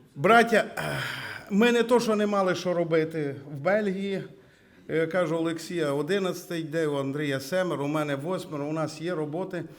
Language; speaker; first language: Ukrainian; native; Ukrainian